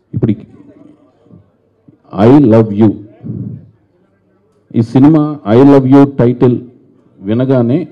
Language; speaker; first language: Telugu; native; Telugu